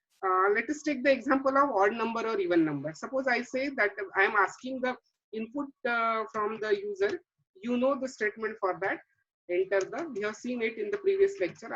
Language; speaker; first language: English; non-native, local second language; Marathi